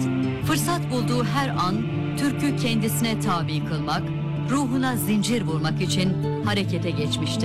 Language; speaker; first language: Turkish; native; Turkish